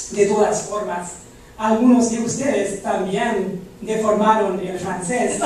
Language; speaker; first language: Spanish; non-native, fluent; French